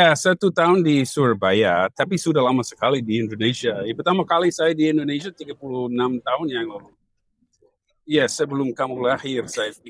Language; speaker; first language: Indonesian; non-native, fluent; English